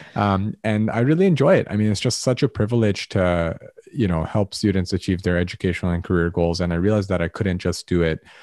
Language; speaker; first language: English; early bilingual, other home language; Arabic